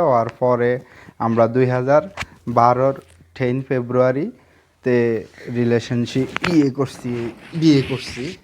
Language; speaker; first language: Bangla; native; Bangla